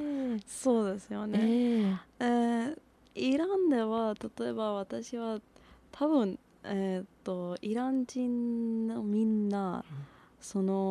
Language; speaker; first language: Japanese; non-native, learner; Persian